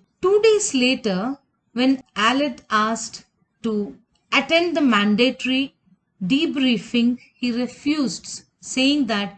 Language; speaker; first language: English; non-native, local second language; Kannada